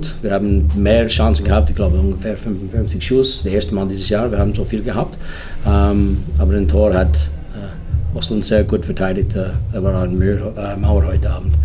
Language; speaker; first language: German; non-native, learner; English